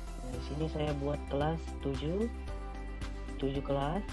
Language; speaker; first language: Indonesian; native; Indonesian